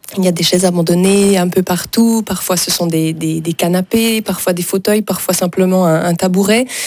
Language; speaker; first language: French; native; French